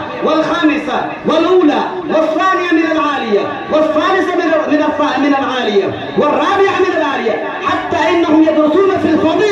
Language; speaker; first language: Arabic; non-native, fluent; Urdu